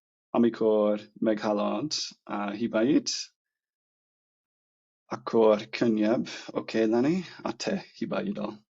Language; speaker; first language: Hungarian; non-native, learner; English